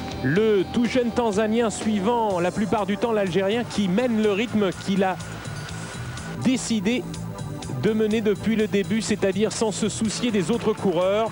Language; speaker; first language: French; native; French